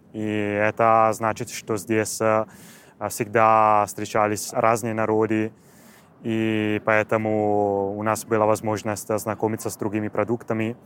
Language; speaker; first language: Russian; non-native, fluent; Italian